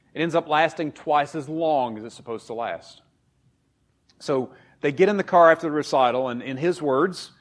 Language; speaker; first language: English; native; English